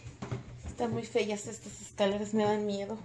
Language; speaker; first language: Spanish; native; Spanish